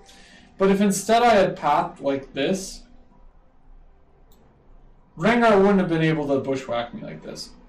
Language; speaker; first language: English; native; English